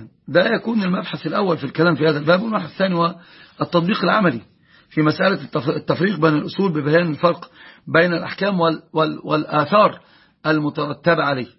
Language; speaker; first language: Arabic; native; Arabic